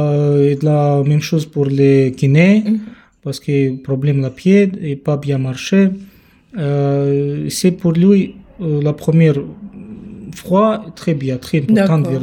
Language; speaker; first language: French; non-native, learner; Romanian